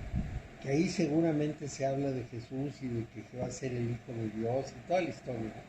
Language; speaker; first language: Spanish; native; Spanish